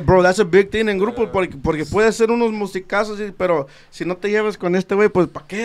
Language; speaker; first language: Spanish; early bilingual, heritage; Spanish